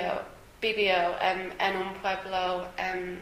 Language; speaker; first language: Spanish; non-native, learner; English